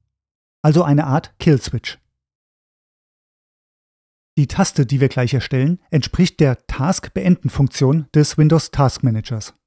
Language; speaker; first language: German; native; German